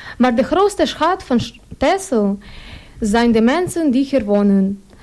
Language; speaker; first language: Dutch; non-native, learner; Ukrainian